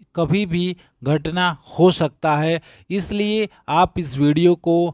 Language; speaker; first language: Hindi; native; Hindi